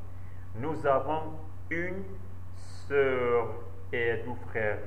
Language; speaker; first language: French; non-native, learner; Central Kurdish